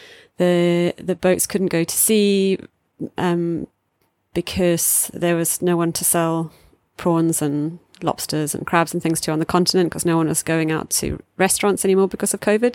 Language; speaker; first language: English; native; English